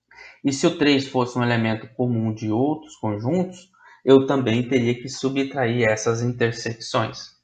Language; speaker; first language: Portuguese; native; Portuguese